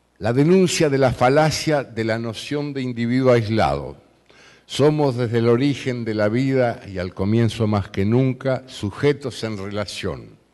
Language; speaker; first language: Spanish; native; Spanish